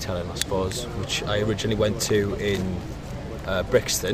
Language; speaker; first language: English; native; English